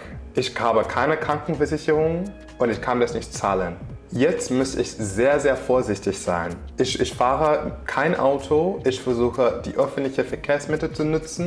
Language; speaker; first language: German; non-native, fluent; English